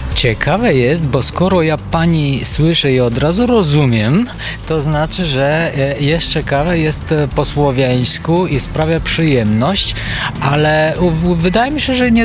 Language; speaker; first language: Polish; non-native, fluent; Bulgarian